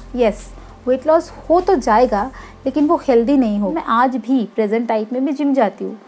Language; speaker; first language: Hindi; non-native, local second language; Bangla